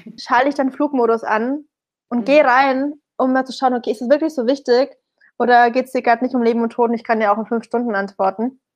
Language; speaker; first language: German; early bilingual, other home language; Arabic